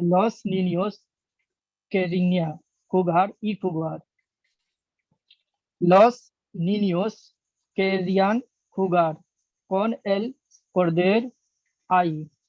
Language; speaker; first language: Spanish; non-native, learner; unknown